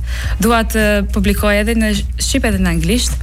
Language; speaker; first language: Albanian; non-native, learner; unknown